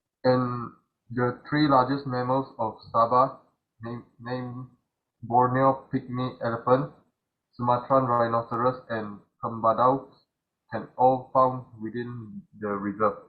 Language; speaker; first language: English; non-native, learner; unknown